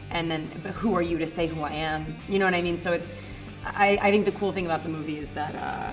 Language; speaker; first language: English; native; English